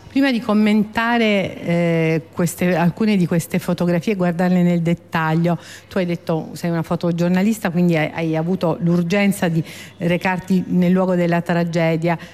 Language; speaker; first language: Italian; native; Italian